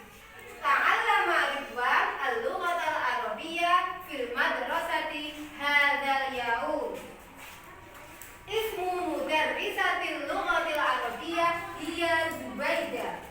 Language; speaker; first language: Arabic; non-native, fluent; Indonesian